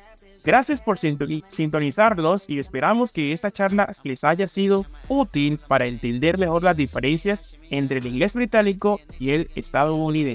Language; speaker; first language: Spanish; native; Spanish